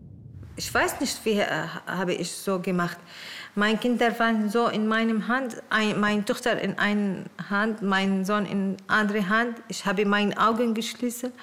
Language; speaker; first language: German; non-native, learner; Arabic